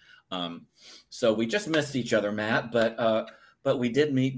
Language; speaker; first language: English; native; English